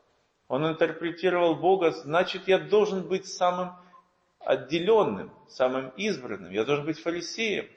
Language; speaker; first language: Russian; native; Russian